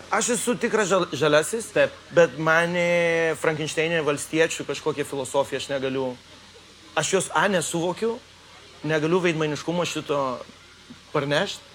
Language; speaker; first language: Lithuanian; early bilingual, heritage; Lithuanian